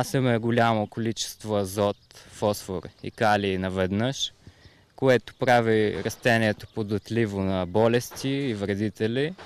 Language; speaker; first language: Bulgarian; native; Bulgarian